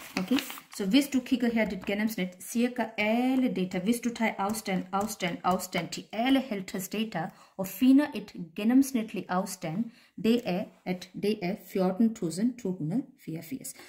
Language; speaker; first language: Danish; non-native, fluent; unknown